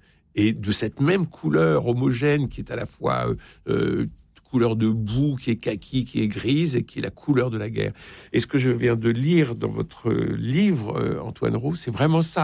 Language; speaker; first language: French; native; French